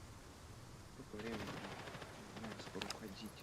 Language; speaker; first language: Russian; native; Russian